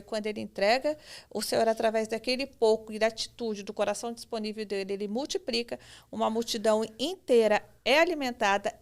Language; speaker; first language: Portuguese; native; Portuguese